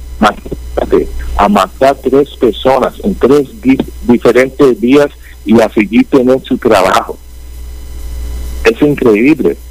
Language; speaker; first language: Spanish; early bilingual, heritage; Spanish